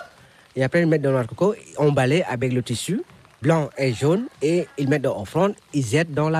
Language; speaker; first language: French; non-native, learner; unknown